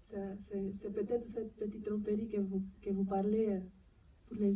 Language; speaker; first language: French; non-native, fluent; Spanish